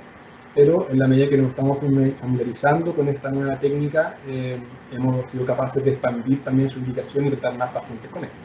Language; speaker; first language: Spanish; native; Spanish